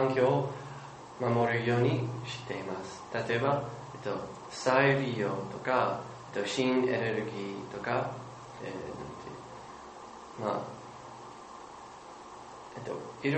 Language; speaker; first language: Japanese; non-native, learner; English